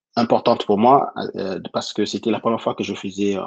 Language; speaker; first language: French; non-native, local second language; Lingala